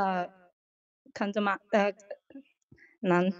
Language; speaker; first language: Korean; non-native, learner; Chinese